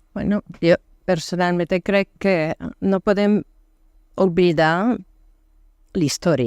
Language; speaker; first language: Catalan; non-native, fluent; French